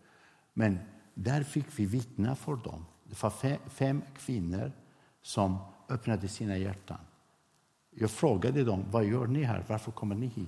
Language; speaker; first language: Swedish; non-native, fluent; Arabic